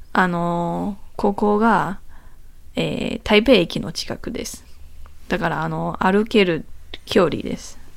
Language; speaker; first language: Japanese; non-native, learner; Chinese